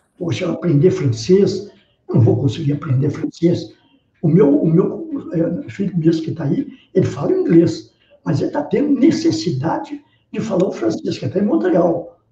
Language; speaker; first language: Portuguese; native; Portuguese